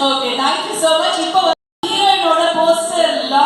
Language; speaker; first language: Tamil; native; Tamil